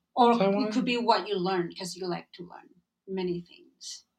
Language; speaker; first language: English; non-native, fluent; Chinese